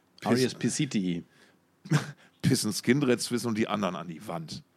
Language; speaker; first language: German; native; German